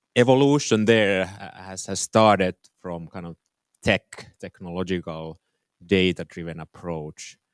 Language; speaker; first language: English; non-native, fluent; Finnish